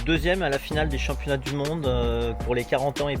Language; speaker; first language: French; native; French